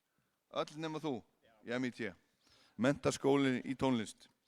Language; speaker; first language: Icelandic; native; Icelandic